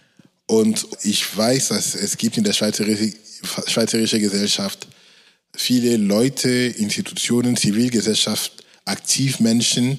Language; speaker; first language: German; non-native, fluent; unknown